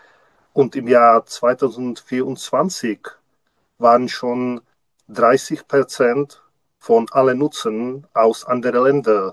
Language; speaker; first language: German; non-native, learner; Czech